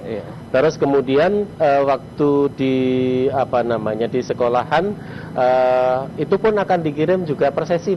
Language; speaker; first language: Indonesian; native; Indonesian